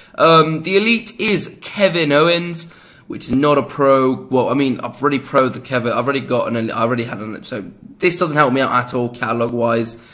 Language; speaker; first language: English; native; English